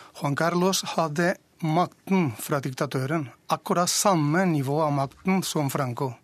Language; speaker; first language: Norwegian; non-native, fluent; Spanish